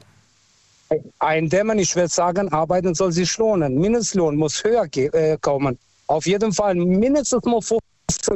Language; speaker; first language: German; non-native, fluent; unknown